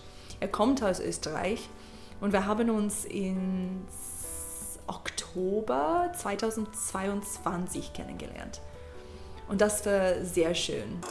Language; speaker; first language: German; non-native, learner; English